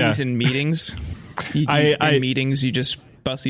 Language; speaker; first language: English; native; English